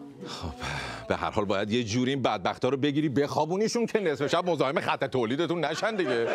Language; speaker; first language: Persian; native; Persian